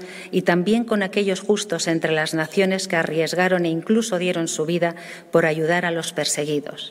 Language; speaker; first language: Spanish; native; Spanish